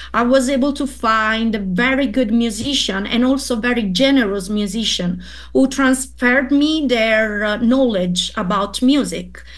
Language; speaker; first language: English; non-native, fluent; Italian